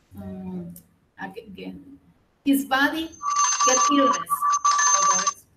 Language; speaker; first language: English; non-native, learner; Spanish